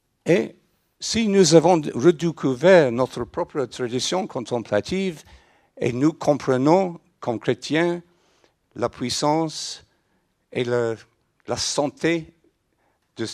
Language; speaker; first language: French; non-native, fluent; English